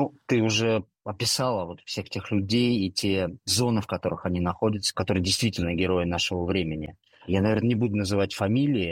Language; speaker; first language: Russian; native; Russian